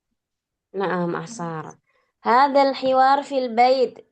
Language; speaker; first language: Arabic; non-native, fluent; Indonesian